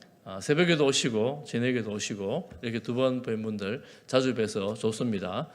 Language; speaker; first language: Korean; native; Korean